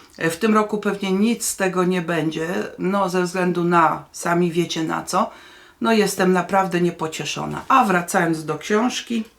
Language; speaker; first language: Polish; native; Polish